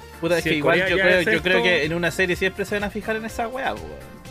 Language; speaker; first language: Spanish; native; Spanish